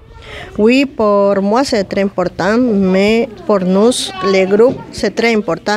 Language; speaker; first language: French; non-native, learner; Spanish